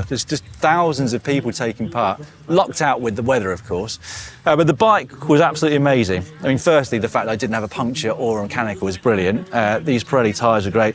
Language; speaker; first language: English; native; English